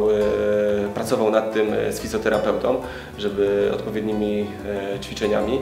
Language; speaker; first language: Polish; native; Polish